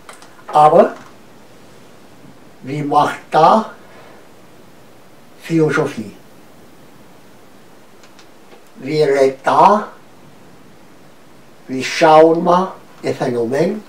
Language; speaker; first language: German; non-native, learner; Romanian